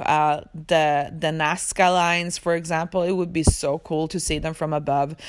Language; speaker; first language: English; early bilingual, other home language; Swedish